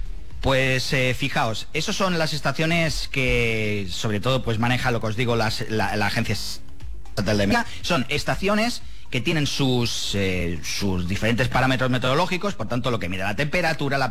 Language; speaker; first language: Spanish; native; Spanish